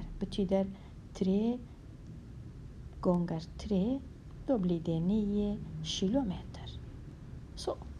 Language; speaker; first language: Swedish; non-native, fluent; Kurdish